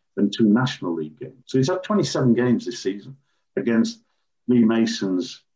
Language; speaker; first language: English; native; English